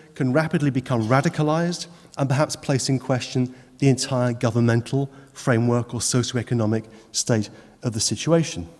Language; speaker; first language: English; native; English